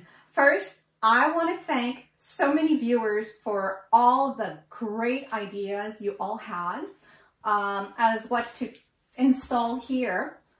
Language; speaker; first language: English; non-native, local second language; French